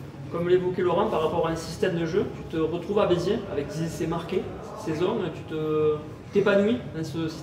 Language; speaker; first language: French; native; French